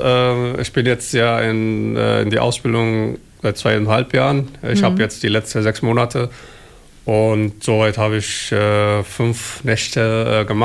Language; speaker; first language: German; non-native, learner; Somali